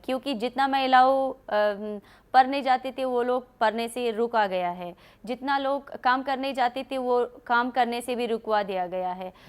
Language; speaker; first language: Hindi; non-native, learner; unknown